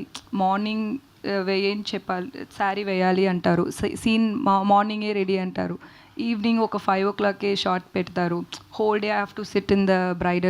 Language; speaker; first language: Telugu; non-native, learner; Tamil